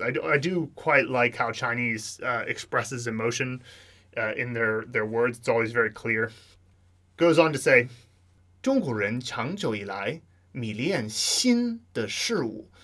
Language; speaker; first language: English; native; English